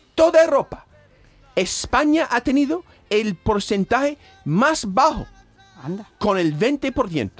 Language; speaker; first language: Spanish; non-native, fluent; English